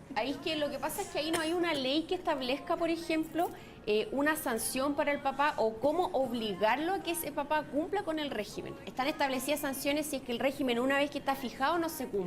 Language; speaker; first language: Spanish; native; Spanish